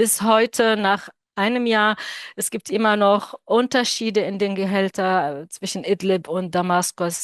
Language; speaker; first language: German; non-native, fluent; Arabic